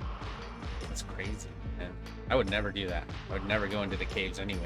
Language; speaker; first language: English; native; English